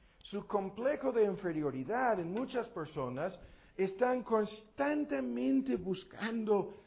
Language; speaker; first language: Spanish; non-native, fluent; English